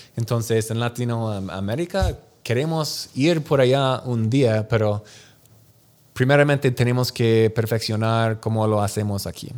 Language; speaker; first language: Spanish; non-native, learner; English